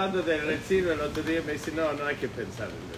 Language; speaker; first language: Spanish; non-native, fluent; English